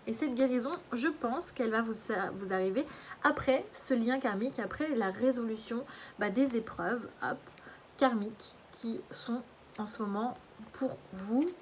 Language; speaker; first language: French; native; French